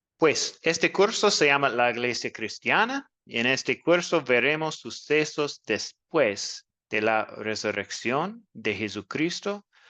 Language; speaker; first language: Spanish; non-native, learner; English